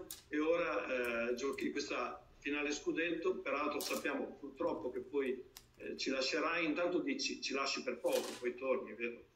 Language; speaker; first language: Italian; native; Italian